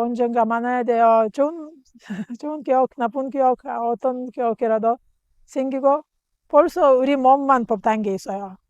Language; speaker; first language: Korean; non-native, learner; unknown